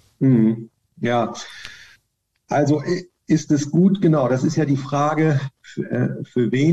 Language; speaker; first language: German; native; German